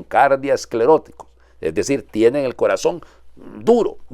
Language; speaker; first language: Spanish; native; Spanish